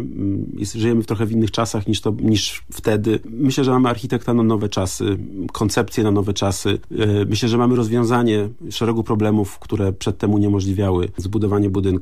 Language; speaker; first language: Polish; native; Polish